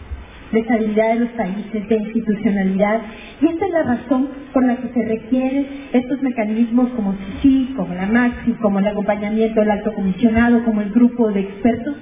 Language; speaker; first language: Spanish; native; Spanish